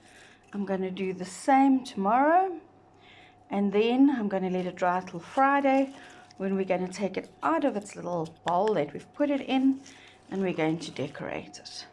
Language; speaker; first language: English; native; English